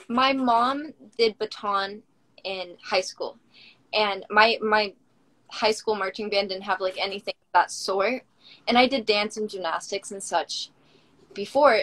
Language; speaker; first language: English; native; English